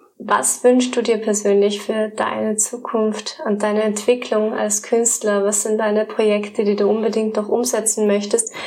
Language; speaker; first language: German; native; German